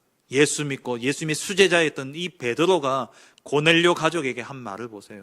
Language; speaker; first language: Korean; native; Korean